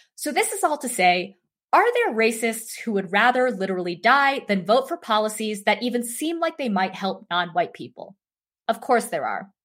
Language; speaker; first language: English; native; English